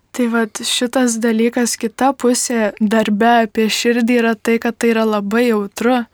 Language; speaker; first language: Lithuanian; native; Lithuanian